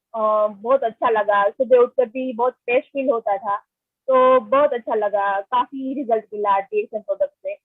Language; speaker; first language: Hindi; non-native, local second language; Gujarati